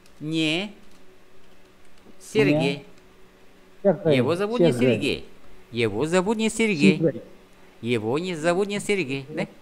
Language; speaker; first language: Russian; non-native, fluent; Vietnamese